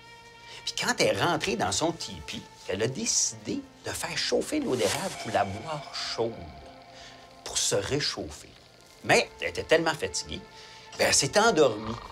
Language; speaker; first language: French; native; French